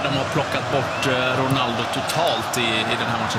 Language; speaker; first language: Swedish; native; Swedish